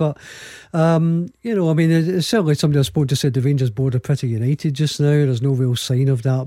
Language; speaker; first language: English; native; English